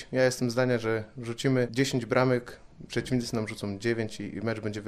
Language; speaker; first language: Polish; native; Polish